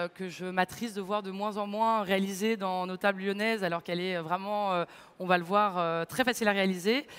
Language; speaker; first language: French; native; French